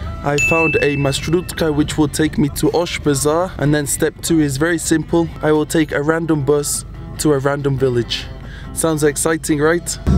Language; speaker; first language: English; native; English